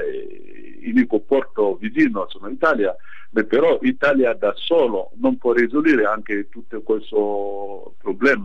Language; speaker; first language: Italian; non-native, fluent; Bambara